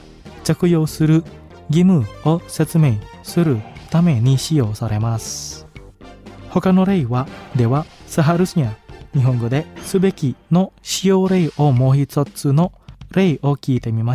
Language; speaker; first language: Japanese; non-native, fluent; Indonesian